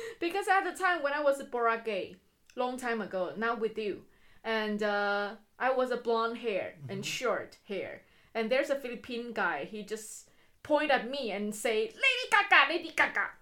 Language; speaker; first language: English; non-native, fluent; Chinese